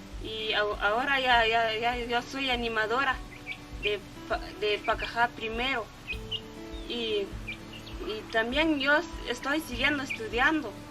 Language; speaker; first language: Spanish; non-native, local second language; Kʼicheʼ